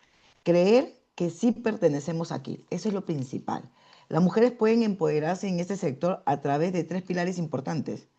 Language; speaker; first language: Spanish; native; Spanish